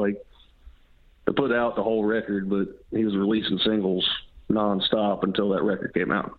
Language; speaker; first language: English; native; English